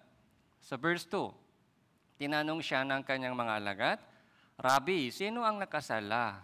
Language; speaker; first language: Filipino; non-native, fluent; Korean